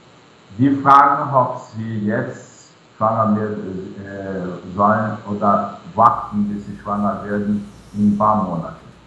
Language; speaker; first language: German; non-native, fluent; Portuguese